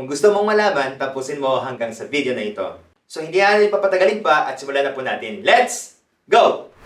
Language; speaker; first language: Filipino; non-native, fluent; Korean